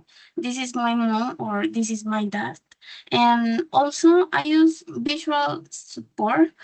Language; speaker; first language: English; non-native, learner; Spanish